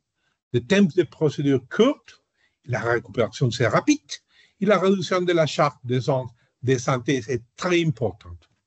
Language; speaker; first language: French; non-native, learner; Spanish